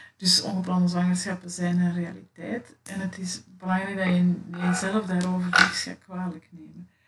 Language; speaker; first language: Dutch; native; Dutch